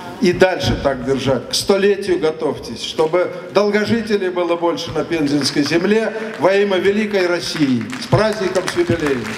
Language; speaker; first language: Russian; non-native, local second language; Tatar